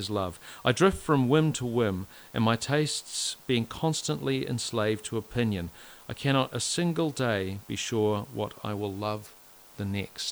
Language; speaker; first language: English; native; English